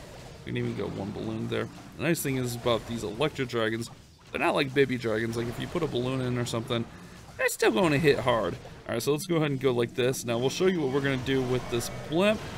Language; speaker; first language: English; native; English